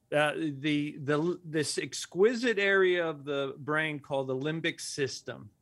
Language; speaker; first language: English; early bilingual, other home language; Spanish